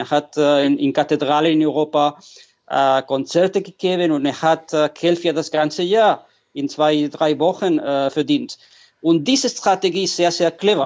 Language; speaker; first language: German; non-native, fluent; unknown